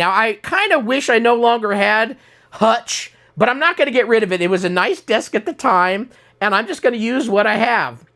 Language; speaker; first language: English; native; English